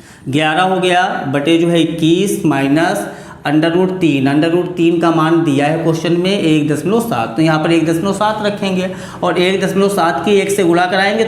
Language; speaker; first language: Hindi; native; Hindi